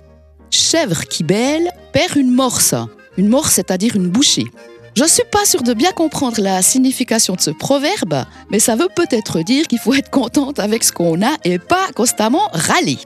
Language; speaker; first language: French; native; French